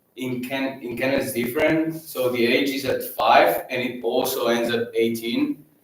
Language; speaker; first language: English; non-native, fluent; Catalan